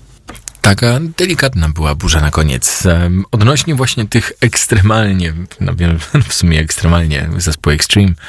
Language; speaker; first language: Polish; native; Polish